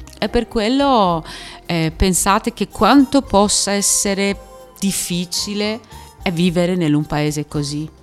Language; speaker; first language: Italian; non-native, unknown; Persian